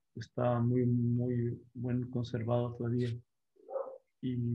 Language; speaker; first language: Spanish; non-native, local second language; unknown